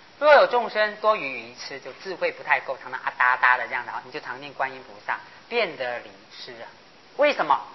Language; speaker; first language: Chinese; non-native, local second language; Hakka Chinese